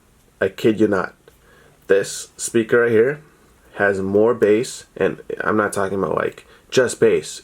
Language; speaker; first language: English; native; English